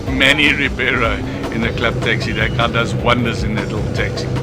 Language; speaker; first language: English; native; English